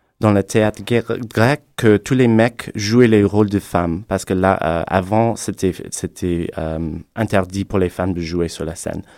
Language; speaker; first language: French; non-native, fluent; English